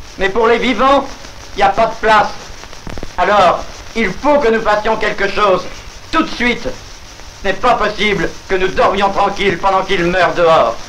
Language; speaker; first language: French; native; French